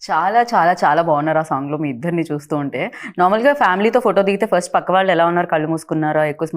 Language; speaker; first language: Telugu; native; Telugu